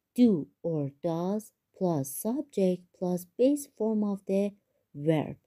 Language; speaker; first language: English; non-native, fluent; Persian